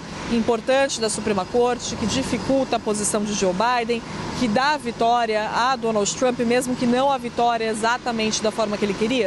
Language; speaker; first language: Portuguese; native; Portuguese